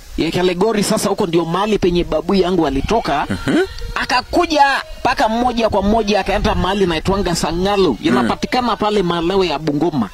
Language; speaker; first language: Swahili; non-native, local second language; Masai